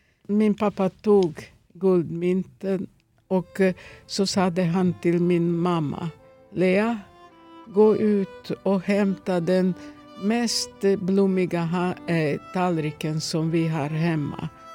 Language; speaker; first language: Swedish; non-native, fluent; Serbian